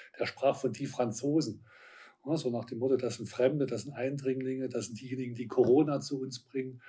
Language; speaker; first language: German; native; German